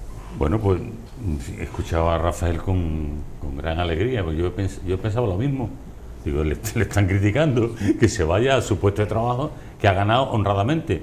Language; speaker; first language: Spanish; native; Spanish